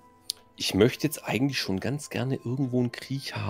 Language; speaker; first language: German; native; German